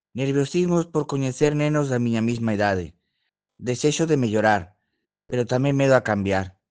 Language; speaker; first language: Galician; early bilingual, other home language; Spanish